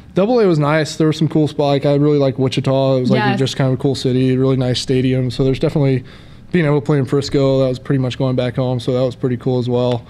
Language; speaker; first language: English; native; English